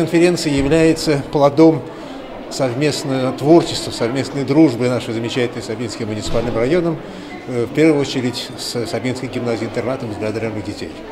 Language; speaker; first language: Russian; native; Russian